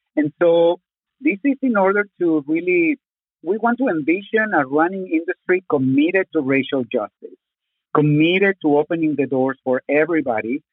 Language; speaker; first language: English; non-native, fluent; Spanish